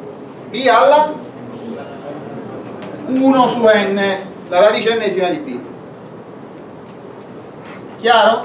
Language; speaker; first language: Italian; native; Italian